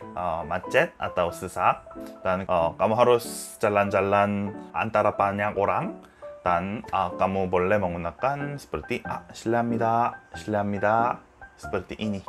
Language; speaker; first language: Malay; non-native, learner; Korean